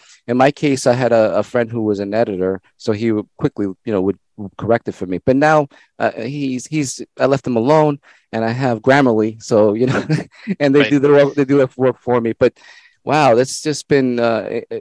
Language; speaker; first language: English; non-native, fluent; Spanish